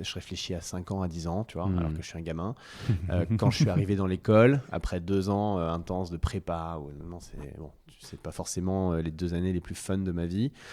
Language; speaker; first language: French; native; French